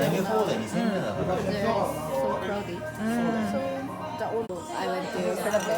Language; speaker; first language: English; non-native, learner; Japanese